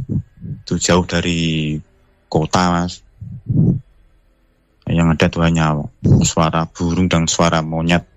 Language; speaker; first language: Indonesian; non-native, local second language; Javanese